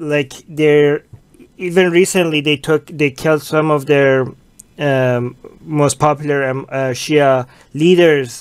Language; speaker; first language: English; native; English